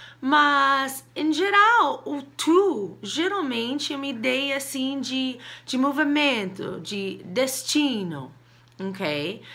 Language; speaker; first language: Portuguese; non-native, fluent; English